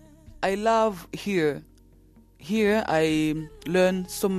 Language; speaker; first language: English; non-native, learner; French